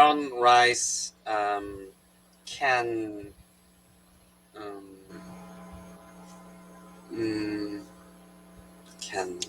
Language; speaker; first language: English; non-native, learner; Korean